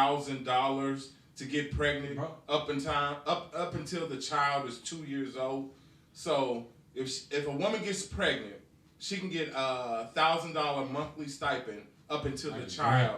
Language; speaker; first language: English; native; English